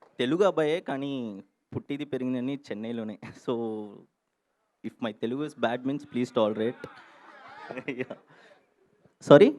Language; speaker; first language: Telugu; early bilingual, heritage; Telugu